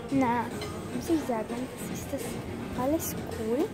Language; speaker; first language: German; non-native, learner; Slovak